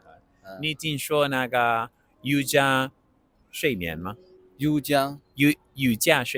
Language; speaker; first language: Chinese; non-native, learner; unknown